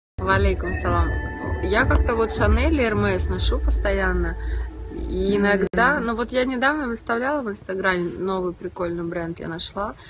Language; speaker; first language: Russian; native; Russian